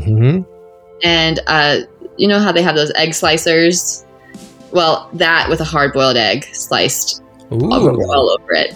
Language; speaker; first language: English; native; English